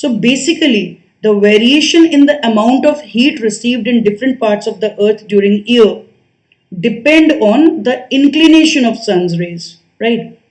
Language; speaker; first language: English; non-native, local second language; Hindi